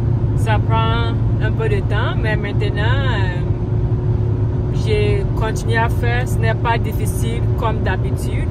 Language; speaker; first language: French; non-native, learner; English